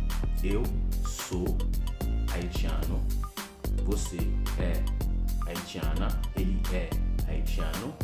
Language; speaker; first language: Portuguese; non-native, fluent; Haitian Creole